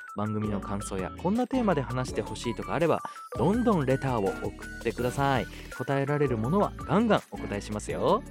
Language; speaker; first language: Japanese; native; Japanese